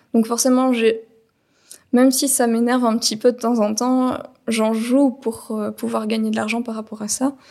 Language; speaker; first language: French; native; French